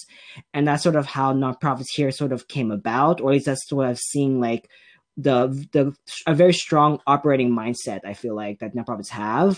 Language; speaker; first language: English; native; English